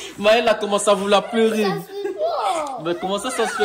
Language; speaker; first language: French; native; French